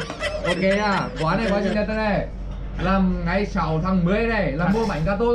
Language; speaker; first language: Vietnamese; native; Vietnamese